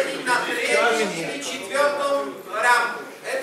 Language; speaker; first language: Russian; non-native, learner; Czech